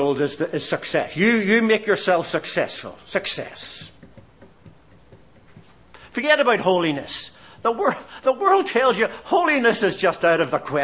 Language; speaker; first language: English; native; English